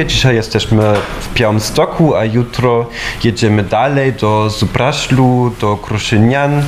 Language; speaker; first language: Polish; non-native, fluent; German